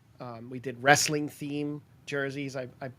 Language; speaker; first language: English; native; English